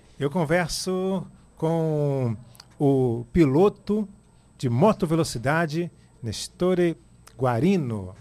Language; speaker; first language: Portuguese; native; Portuguese